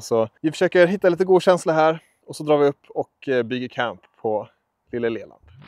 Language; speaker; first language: Swedish; native; Swedish